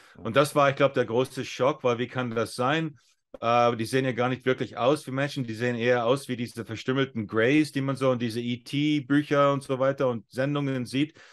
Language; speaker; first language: German; non-native, fluent; English